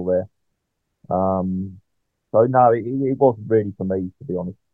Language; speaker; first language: English; native; English